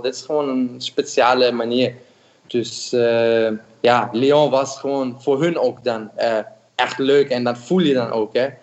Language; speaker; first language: Dutch; non-native, fluent; German